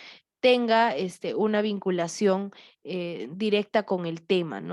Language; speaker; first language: Spanish; native; Spanish